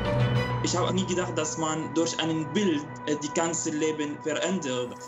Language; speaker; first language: German; non-native, local second language; Arabic